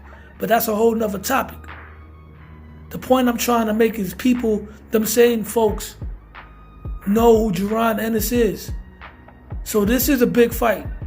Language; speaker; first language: English; native; English